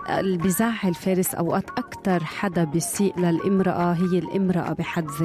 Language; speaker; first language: Arabic; native; Arabic